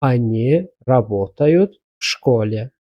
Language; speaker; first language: Russian; non-native, fluent; Azerbaijani